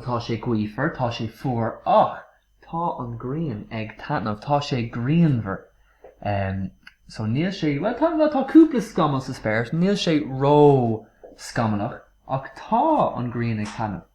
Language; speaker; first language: Irish; non-native, local second language; English